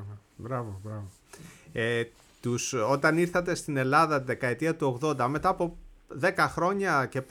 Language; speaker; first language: Greek; native; Greek